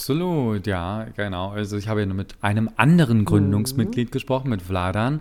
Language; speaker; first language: German; native; German